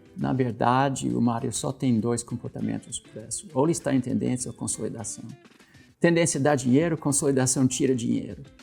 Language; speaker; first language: Portuguese; non-native, fluent; English